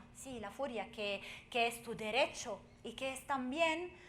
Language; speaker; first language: Spanish; non-native, fluent; Arabic